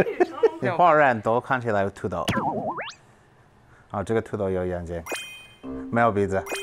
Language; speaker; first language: Chinese; non-native, learner; English